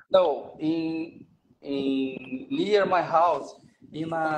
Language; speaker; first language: English; non-native, learner; Portuguese